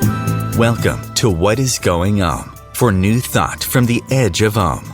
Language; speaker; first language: English; native; English